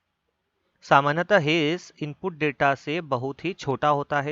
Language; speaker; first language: Hindi; native; Hindi